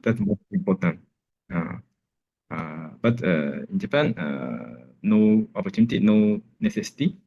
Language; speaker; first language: English; non-native, learner; Japanese